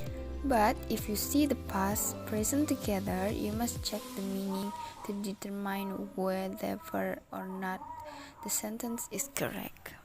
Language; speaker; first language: English; non-native, learner; Indonesian